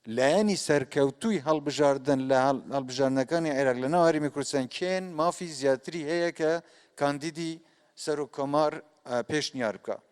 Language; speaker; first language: Central Kurdish; non-native, local second language; Kurdish